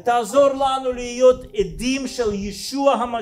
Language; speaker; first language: Hebrew; non-native, fluent; Russian